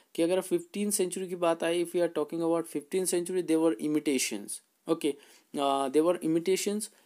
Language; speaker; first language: English; non-native, local second language; Hindi